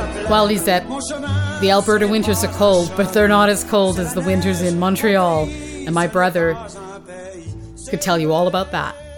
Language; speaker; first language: English; early bilingual, other home language; French